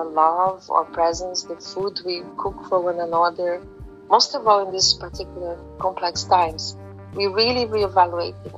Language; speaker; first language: English; non-native, fluent; Portuguese